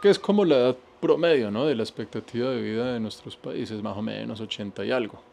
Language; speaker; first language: Spanish; native; Spanish